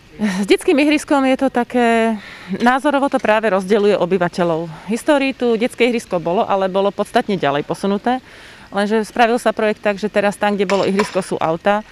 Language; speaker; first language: Slovak; native; Slovak